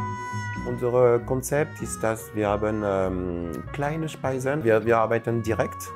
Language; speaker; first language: German; non-native, fluent; French